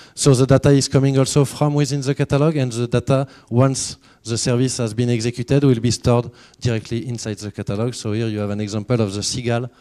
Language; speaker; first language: English; non-native, fluent; French